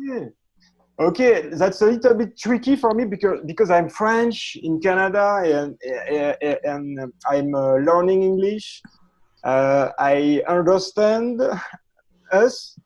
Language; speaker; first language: English; non-native, learner; French